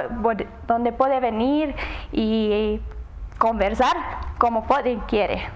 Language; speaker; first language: Spanish; non-native, learner; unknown